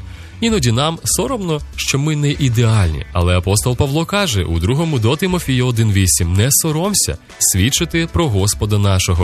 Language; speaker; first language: Ukrainian; native; Ukrainian